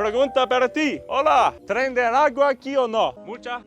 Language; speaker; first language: Spanish; non-native, learner; English